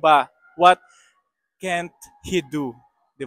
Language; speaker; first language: Filipino; native; Filipino